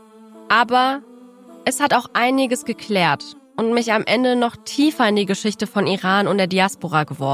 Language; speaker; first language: German; early bilingual, heritage; Persian